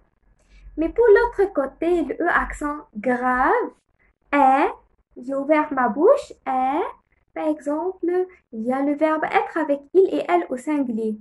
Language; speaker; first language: French; non-native, fluent; Arabic